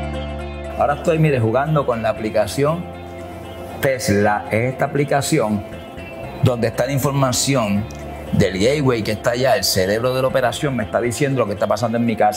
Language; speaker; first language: Spanish; native; Spanish